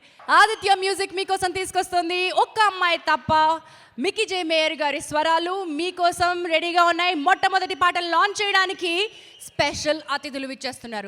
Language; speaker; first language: Telugu; native; Telugu